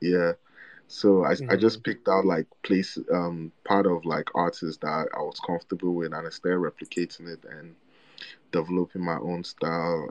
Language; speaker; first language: English; non-native, local second language; Igbo